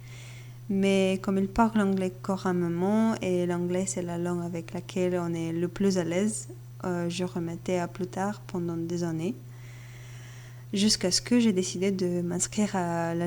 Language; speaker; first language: French; non-native, fluent; Bulgarian